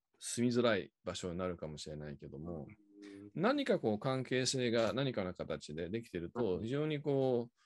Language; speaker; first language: Japanese; native; Japanese